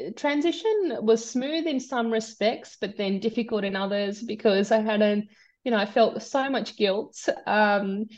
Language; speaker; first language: English; native; English